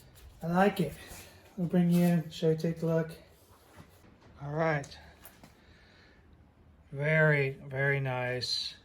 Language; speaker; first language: English; native; English